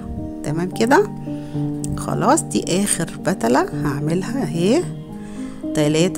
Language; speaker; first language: Arabic; native; Arabic